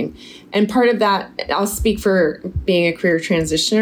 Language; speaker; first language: English; native; English